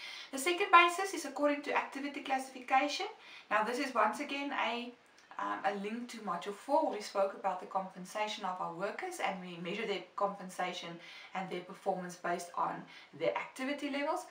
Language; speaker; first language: English; non-native, local second language; Afrikaans